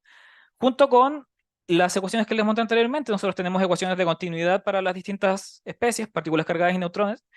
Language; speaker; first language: Spanish; native; Spanish